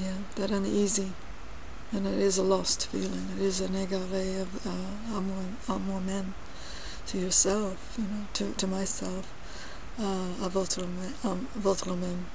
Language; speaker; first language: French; non-native, learner; English